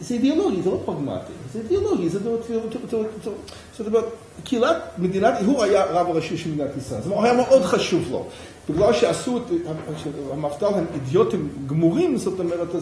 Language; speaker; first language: Hebrew; non-native, fluent; English